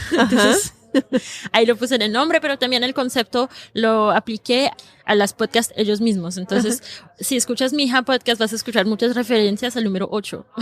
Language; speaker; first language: Spanish; early bilingual, heritage; Spanish